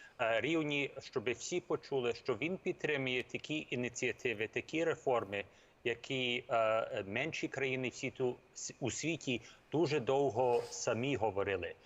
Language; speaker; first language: Ukrainian; early bilingual, heritage; Ukrainian